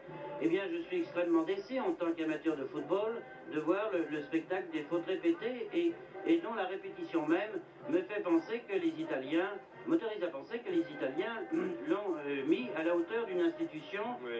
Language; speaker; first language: French; native; French